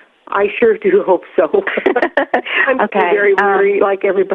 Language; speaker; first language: English; native; English